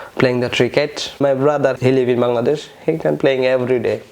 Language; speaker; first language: English; non-native, local second language; Bangla